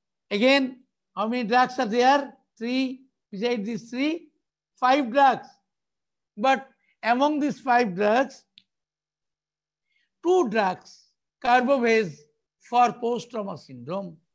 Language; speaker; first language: English; non-native, local second language; Bangla